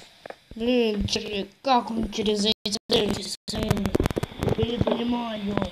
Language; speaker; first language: Russian; native; Russian